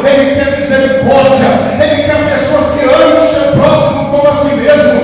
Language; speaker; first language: Portuguese; native; Portuguese